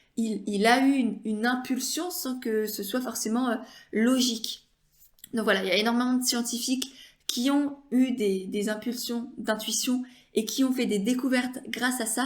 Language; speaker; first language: French; native; French